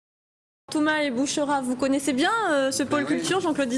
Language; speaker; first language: French; native; French